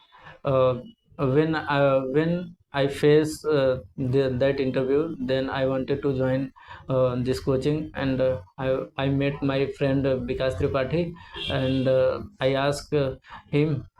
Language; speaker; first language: English; non-native, learner; Hindi